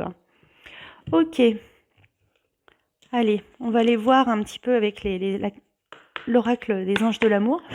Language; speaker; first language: French; native; French